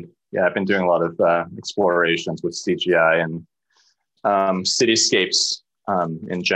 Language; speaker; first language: English; early bilingual, other home language; Cantonese